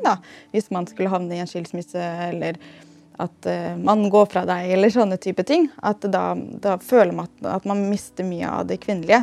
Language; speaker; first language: Norwegian; native; Norwegian